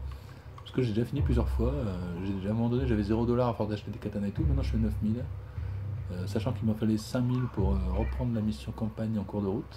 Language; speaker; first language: French; native; French